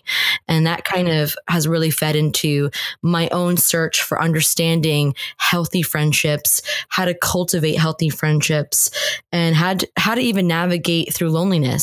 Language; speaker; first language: English; native; English